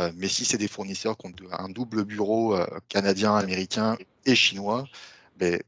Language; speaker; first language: French; native; French